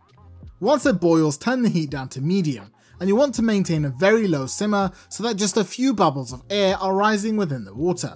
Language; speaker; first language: English; native; English